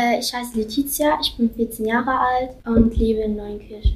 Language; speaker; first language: German; early bilingual, other home language; Italian